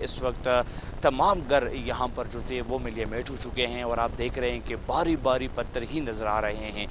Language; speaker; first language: Urdu; native; Urdu